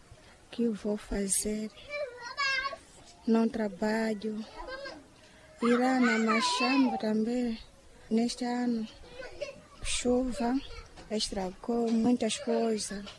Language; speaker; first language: Portuguese; non-native, local second language; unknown